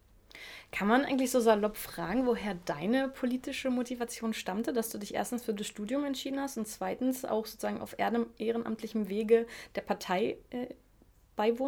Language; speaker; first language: German; native; German